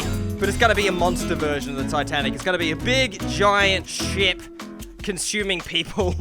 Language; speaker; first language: English; native; English